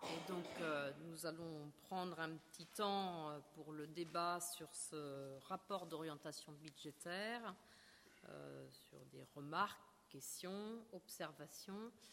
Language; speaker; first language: French; native; French